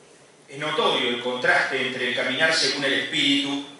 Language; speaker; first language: Spanish; native; Spanish